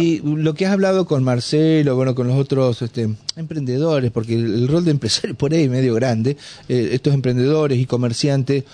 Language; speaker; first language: Spanish; native; Spanish